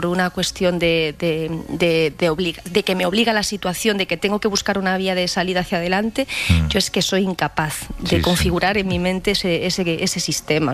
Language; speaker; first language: Spanish; native; Spanish